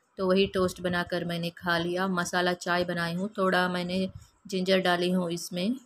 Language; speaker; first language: Hindi; non-native, local second language; Kannada